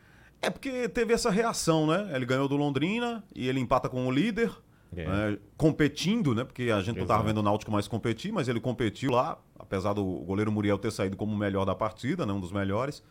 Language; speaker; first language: Portuguese; native; Portuguese